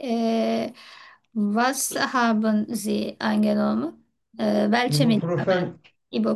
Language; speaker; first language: German; non-native, learner; Turkish